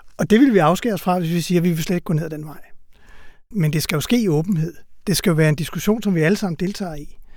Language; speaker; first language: Danish; native; Danish